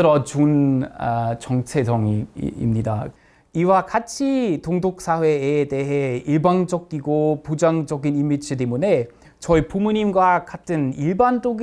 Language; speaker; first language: Korean; non-native, fluent; German